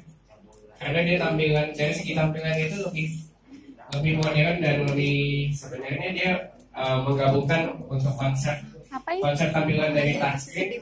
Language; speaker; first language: Indonesian; native; Indonesian